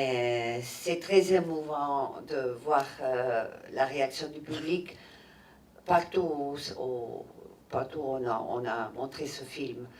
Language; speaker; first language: French; non-native, fluent; Catalan